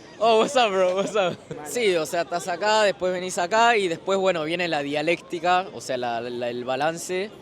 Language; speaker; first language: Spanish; native; Spanish